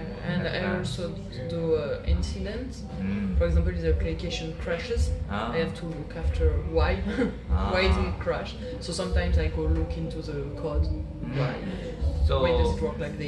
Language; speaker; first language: English; non-native, fluent; French